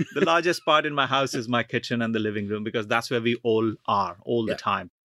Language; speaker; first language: English; non-native, local second language; Punjabi